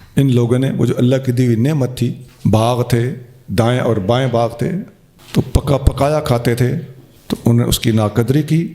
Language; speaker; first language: Urdu; non-native, local second language; Punjabi